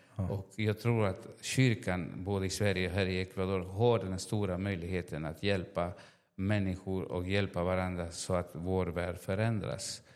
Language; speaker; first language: Swedish; non-native, fluent; Spanish